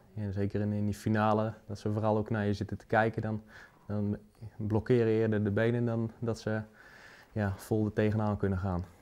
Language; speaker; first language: Dutch; native; Dutch